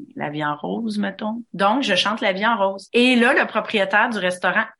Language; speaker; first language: French; native; French